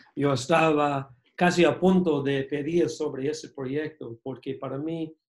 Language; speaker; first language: Spanish; non-native, fluent; English